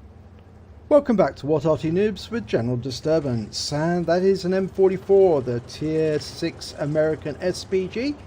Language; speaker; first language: English; native; English